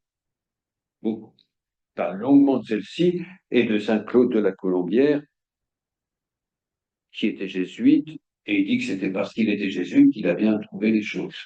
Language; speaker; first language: French; native; French